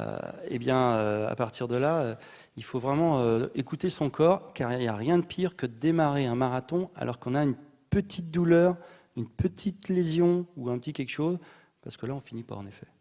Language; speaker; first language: French; native; French